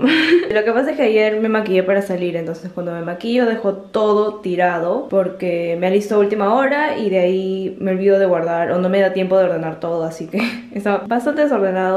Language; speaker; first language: Spanish; native; Spanish